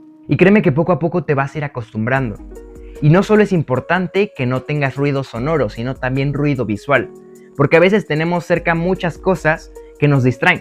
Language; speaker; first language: Spanish; native; Spanish